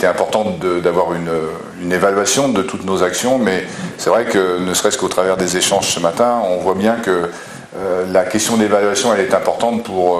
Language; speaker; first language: French; native; French